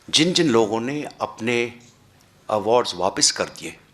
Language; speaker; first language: Hindi; non-native, local second language; Marathi